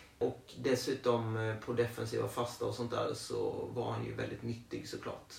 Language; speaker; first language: Swedish; native; Swedish